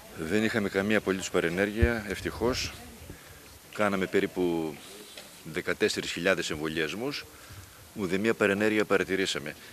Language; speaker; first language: Greek; native; Greek